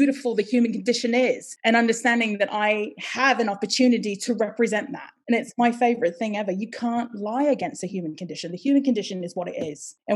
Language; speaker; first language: English; native; English